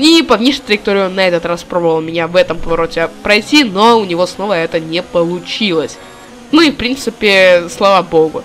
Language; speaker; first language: Russian; native; Russian